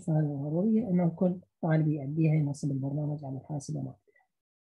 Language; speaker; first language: Arabic; native; Arabic